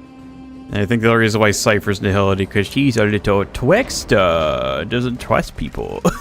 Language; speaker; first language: English; native; English